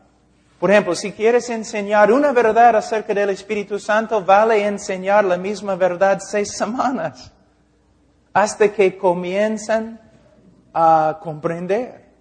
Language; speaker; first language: Spanish; non-native, fluent; English